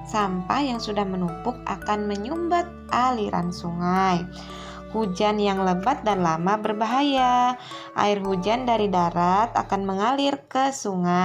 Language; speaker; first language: Indonesian; native; Indonesian